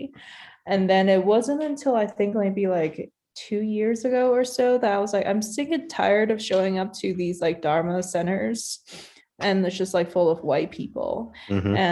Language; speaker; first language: English; non-native, local second language; Cantonese